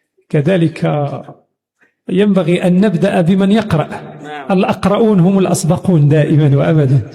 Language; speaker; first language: Arabic; native; Arabic